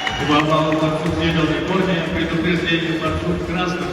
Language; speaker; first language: Russian; native; Russian